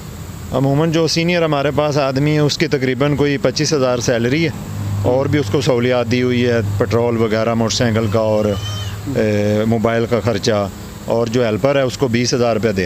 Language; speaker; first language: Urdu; non-native, local second language; Punjabi